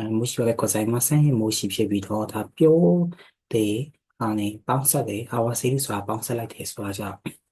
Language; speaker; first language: Burmese; native; Burmese